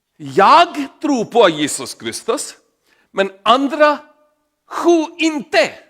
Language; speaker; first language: Swedish; non-native, learner; Urdu